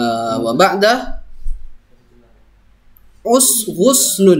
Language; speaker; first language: Arabic; non-native, fluent; Indonesian